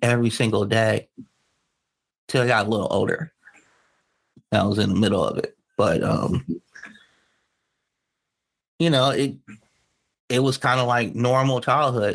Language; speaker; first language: English; native; English